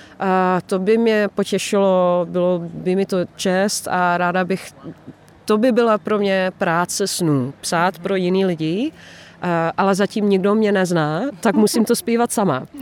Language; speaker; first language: Czech; non-native, fluent; Dutch